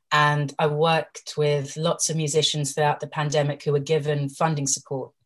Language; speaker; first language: English; native; English